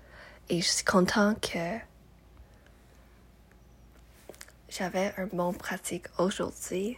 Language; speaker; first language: French; non-native, local second language; English